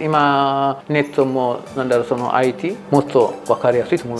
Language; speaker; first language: Japanese; non-native, fluent; Amharic